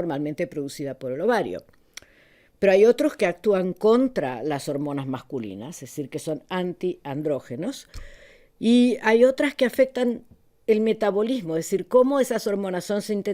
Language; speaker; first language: Spanish; native; Spanish